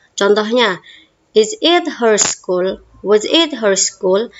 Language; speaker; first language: English; non-native, fluent; Indonesian